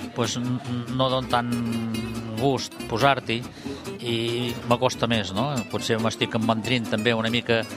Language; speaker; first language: Catalan; native; Catalan